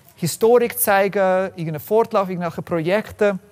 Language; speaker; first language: German; non-native, fluent; English